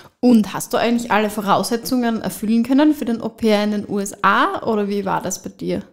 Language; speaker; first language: German; native; German